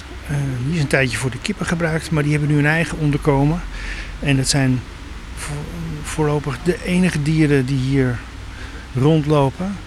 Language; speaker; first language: Dutch; native; Dutch